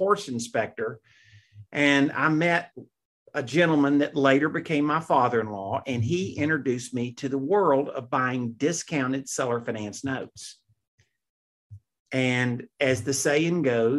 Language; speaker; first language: English; native; English